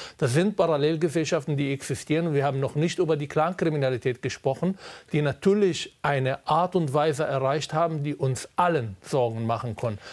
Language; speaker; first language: German; non-native, fluent; Arabic